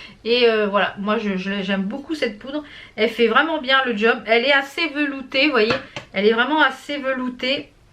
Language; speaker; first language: French; native; French